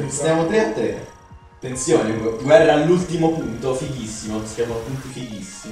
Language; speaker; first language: Italian; native; Italian